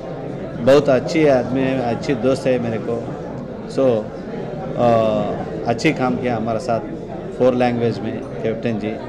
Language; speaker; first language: Hindi; non-native, local second language; Telugu